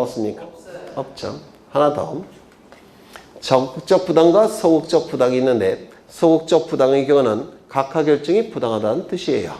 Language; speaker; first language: Korean; native; Korean